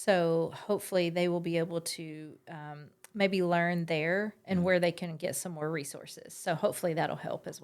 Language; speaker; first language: English; native; English